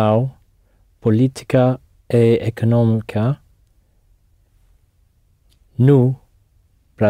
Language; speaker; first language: Portuguese; non-native, learner; English